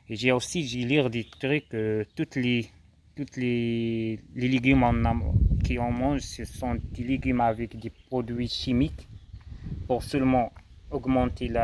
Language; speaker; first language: French; non-native, local second language; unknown